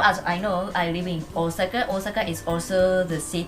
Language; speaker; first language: English; non-native, fluent; Japanese